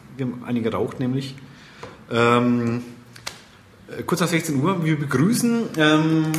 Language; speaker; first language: German; native; German